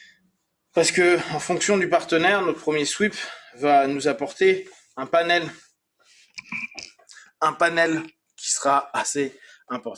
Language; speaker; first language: French; native; French